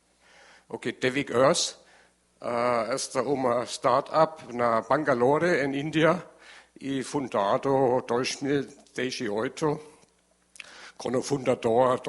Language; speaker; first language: Portuguese; non-native, learner; German